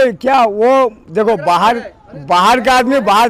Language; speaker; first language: Hindi; non-native, local second language; Bangla